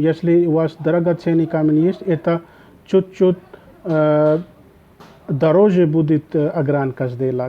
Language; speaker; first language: Russian; non-native, learner; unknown